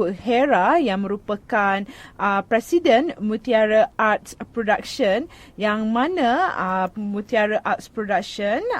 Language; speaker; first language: Malay; native; Malay